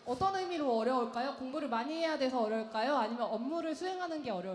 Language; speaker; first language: Korean; native; Korean